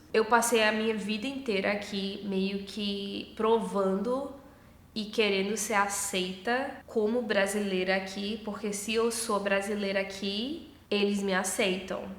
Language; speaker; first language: Portuguese; early bilingual, heritage; Portuguese